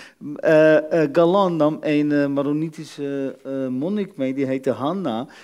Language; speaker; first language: Dutch; early bilingual, other home language; Arabic